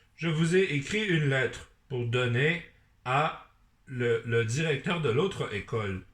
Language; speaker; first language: French; non-native, learner; English